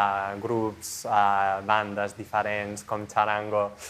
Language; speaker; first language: Catalan; non-native, fluent; English